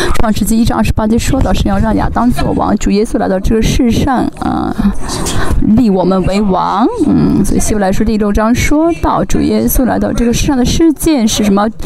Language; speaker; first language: Chinese; non-native, fluent; Korean